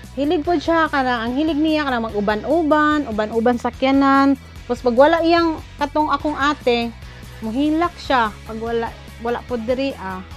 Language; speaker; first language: Cebuano; native; Cebuano